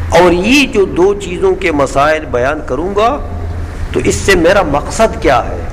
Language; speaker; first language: Urdu; non-native, local second language; Pashto